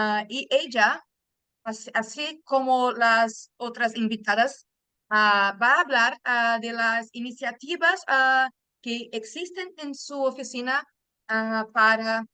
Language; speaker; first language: Spanish; non-native, fluent; Portuguese